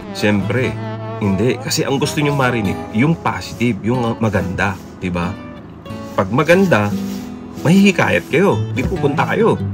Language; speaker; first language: Filipino; native; Filipino